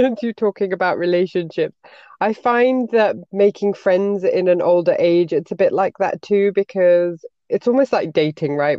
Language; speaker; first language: English; native; English